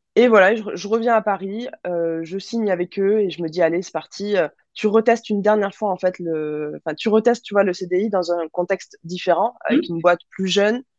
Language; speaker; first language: French; native; French